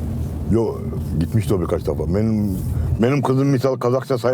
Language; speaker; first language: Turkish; non-native, local second language; Kazakh